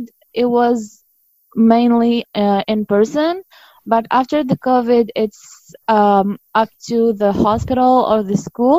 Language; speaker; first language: English; non-native, fluent; Arabic